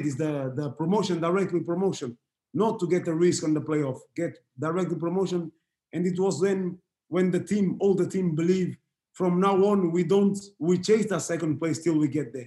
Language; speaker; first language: English; non-native, fluent; Portuguese